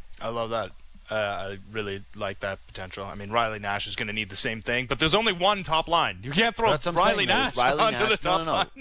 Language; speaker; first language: English; native; English